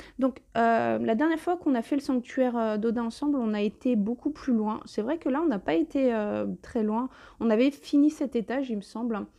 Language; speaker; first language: French; native; French